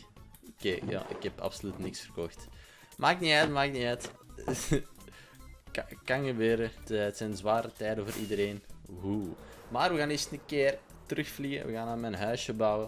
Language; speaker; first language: Dutch; native; Dutch